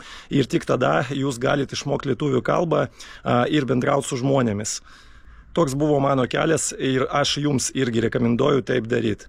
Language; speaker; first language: Lithuanian; non-native, fluent; Russian